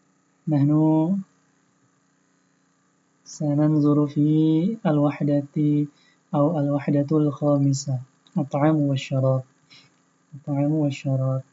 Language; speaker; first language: Arabic; non-native, fluent; Indonesian